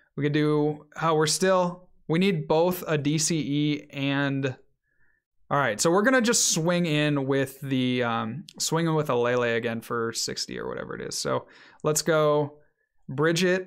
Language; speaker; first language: English; native; English